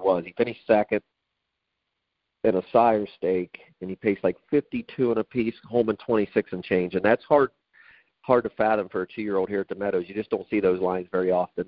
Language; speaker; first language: English; native; English